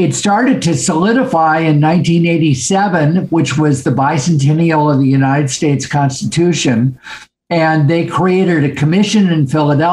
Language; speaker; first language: English; native; English